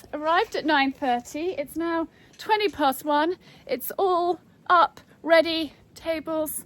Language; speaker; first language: English; native; English